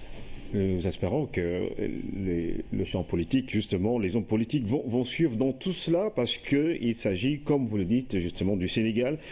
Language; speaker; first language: French; non-native, local second language; Wolof